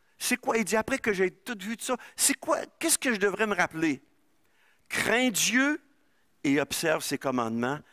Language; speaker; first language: French; native; French